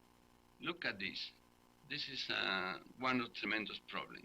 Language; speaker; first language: English; non-native, learner; Spanish